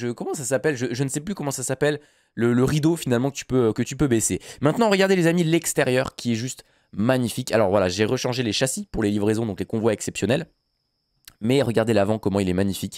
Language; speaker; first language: French; native; French